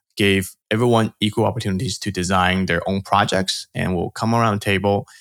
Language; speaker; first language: English; early bilingual, other home language; Chinese